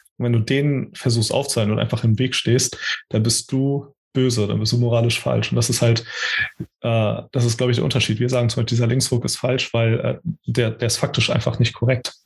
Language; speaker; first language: German; early bilingual, other home language; Portuguese